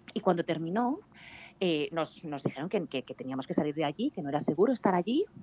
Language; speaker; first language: Spanish; native; Spanish